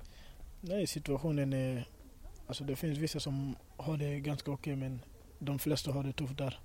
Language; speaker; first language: Swedish; early bilingual, other home language; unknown